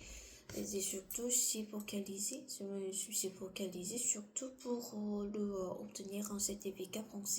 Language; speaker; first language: French; non-native, learner; Korean